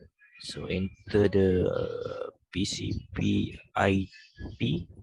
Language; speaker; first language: English; non-native, local second language; Malay